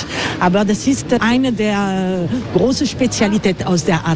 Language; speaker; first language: German; non-native, learner; French